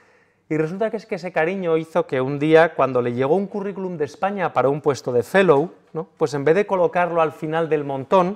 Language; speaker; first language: Spanish; native; Spanish